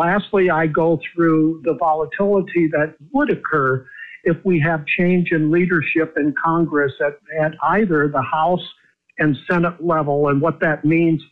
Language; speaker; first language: English; native; English